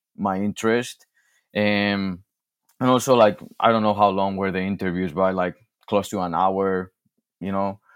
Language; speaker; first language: English; non-native, fluent; Spanish